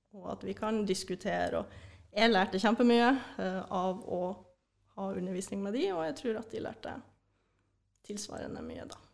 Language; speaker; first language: Norwegian; native; Norwegian